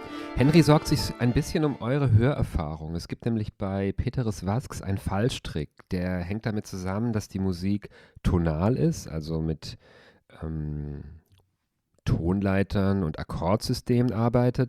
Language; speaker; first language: German; native; German